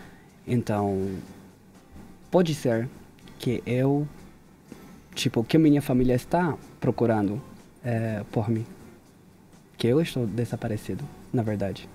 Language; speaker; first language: Portuguese; non-native, fluent; Hebrew